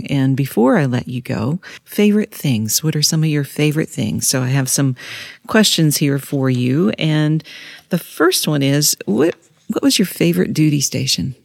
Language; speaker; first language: English; native; English